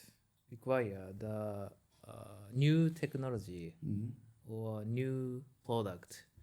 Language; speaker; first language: English; non-native, learner; Japanese